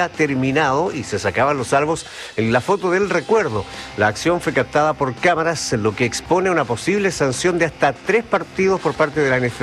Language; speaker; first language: Spanish; native; Spanish